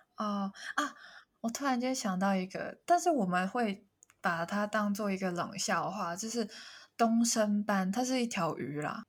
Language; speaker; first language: Chinese; non-native, local second language; Cantonese